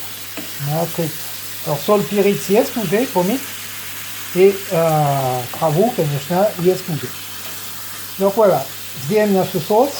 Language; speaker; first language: Russian; non-native, learner; French